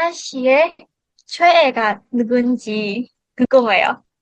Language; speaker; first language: Korean; non-native, learner; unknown